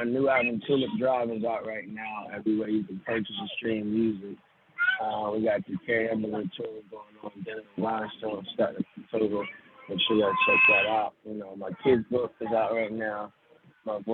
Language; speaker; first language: English; native; English